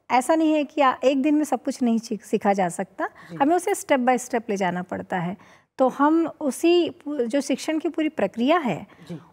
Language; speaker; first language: Hindi; native; Hindi